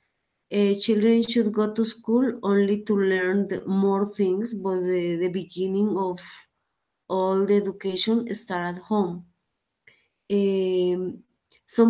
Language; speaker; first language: English; non-native, learner; Spanish